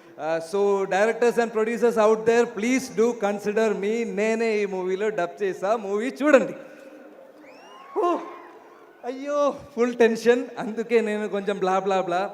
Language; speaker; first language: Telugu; non-native, learner; Malayalam